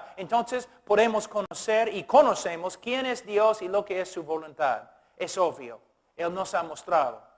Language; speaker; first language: Spanish; non-native, fluent; English